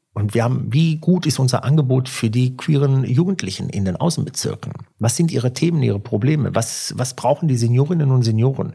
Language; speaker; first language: German; early bilingual, other home language; Italian